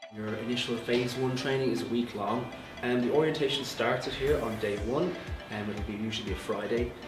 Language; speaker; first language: English; native; English